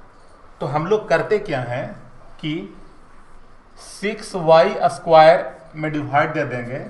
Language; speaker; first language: Hindi; native; Hindi